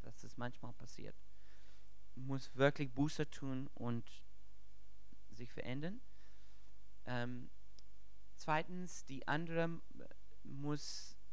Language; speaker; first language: German; non-native, learner; English